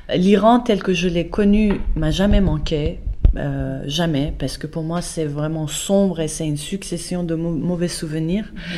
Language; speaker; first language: French; non-native, fluent; Persian